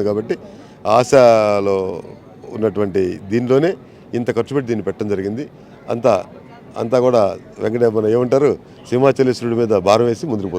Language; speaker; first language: Telugu; native; Telugu